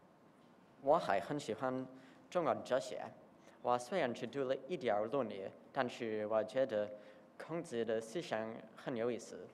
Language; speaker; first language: Chinese; non-native, learner; English